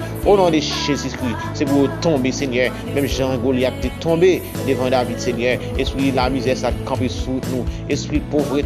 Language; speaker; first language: French; non-native, local second language; Haitian Creole